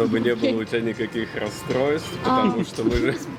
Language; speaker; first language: Russian; native; Russian